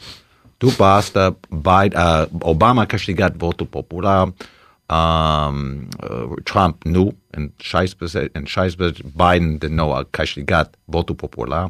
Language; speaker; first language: Romanian; early bilingual, heritage; Romanian